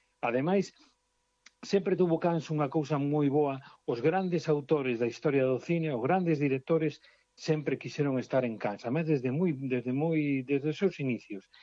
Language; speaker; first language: Galician; non-native, local second language; Spanish